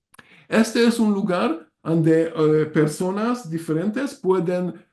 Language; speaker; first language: Spanish; non-native, learner; Hungarian